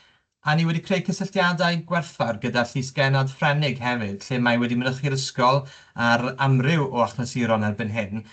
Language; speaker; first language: Welsh; native; Welsh